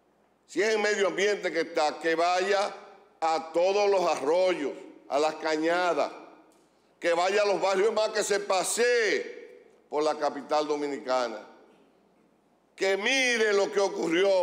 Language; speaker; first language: Spanish; native; Spanish